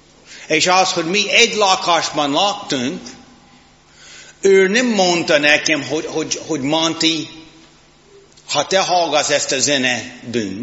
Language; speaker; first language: Hungarian; non-native, fluent; English